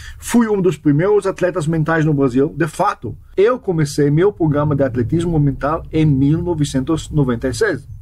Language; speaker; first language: Portuguese; non-native, fluent; Hebrew